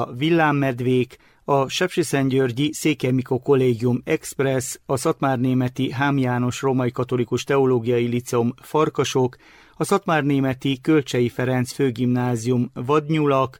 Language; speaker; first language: Hungarian; native; Hungarian